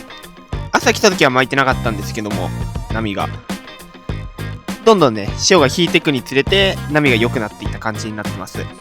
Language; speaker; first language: Japanese; native; Japanese